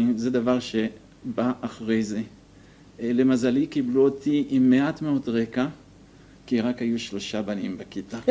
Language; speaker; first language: Hebrew; non-native, fluent; French